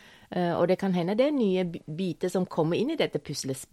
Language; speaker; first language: Norwegian; non-native, fluent; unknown